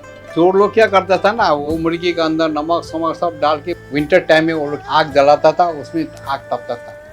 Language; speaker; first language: Hindi; non-native, local second language; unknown